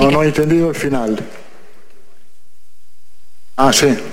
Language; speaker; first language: Portuguese; non-native, fluent; Italian